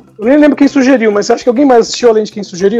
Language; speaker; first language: Portuguese; native; Portuguese